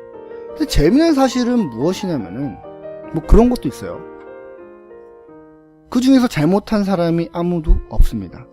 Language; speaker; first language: Korean; native; Korean